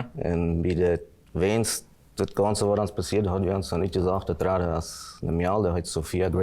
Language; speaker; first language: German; non-native, local second language; Plautdietsch